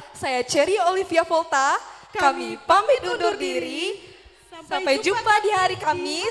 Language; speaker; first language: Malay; non-native, local second language; Minangkabau